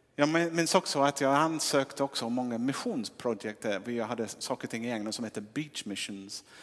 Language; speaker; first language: Swedish; non-native, fluent; English